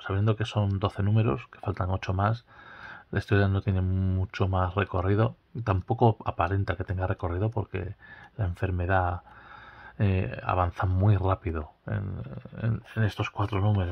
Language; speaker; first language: Spanish; native; Spanish